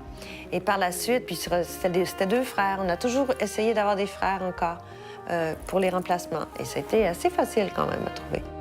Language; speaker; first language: French; native; French